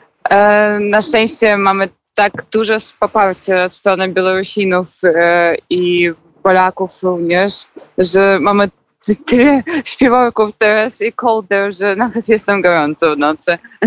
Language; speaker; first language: Polish; non-native, fluent; Russian